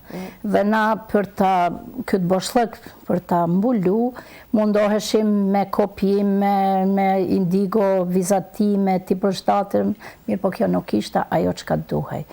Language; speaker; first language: Albanian; native; Albanian